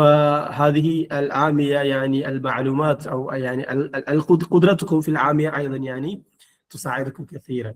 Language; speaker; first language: Arabic; non-native, fluent; Malayalam